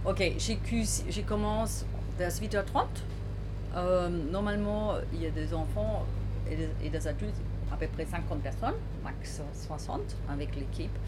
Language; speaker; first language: French; non-native, learner; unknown